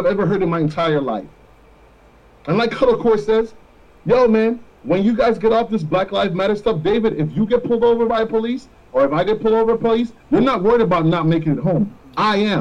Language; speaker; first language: English; non-native, local second language; Jamaican Creole English